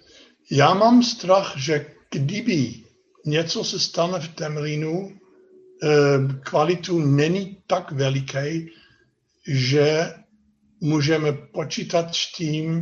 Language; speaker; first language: Czech; non-native, fluent; Dutch